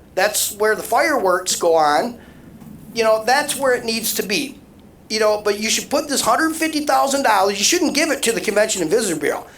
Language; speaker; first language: English; native; English